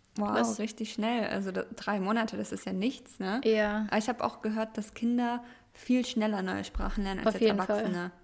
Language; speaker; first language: German; early bilingual, other home language; Russian